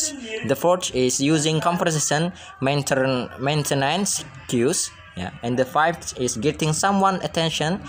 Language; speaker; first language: English; non-native, learner; Indonesian